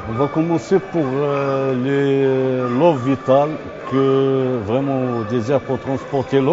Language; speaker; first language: French; non-native, local second language; Arabic